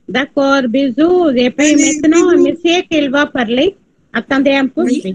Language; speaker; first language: French; non-native, learner; Tamil